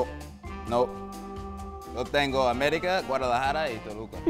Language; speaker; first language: Spanish; non-native, learner; Dutch